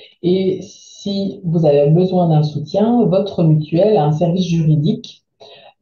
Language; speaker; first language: French; native; French